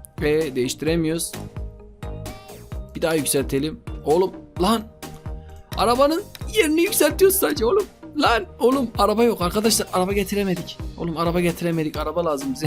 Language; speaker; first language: Turkish; native; Turkish